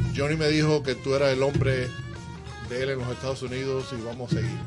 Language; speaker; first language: Spanish; native; Spanish